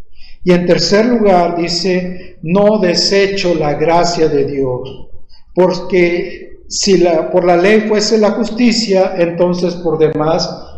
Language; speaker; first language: Spanish; native; Spanish